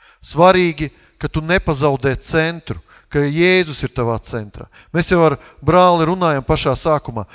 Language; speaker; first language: Latvian; non-native, local second language; Russian